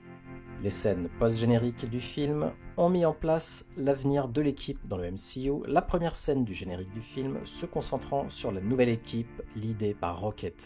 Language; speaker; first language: French; native; French